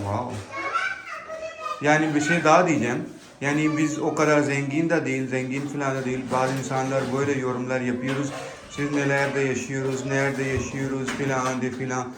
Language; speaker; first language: Turkish; non-native, learner; Urdu